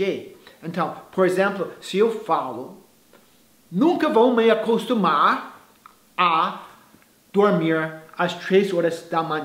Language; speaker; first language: Portuguese; non-native, fluent; English